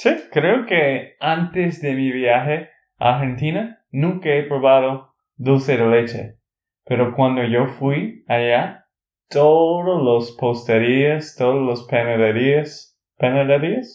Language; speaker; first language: Spanish; non-native, learner; English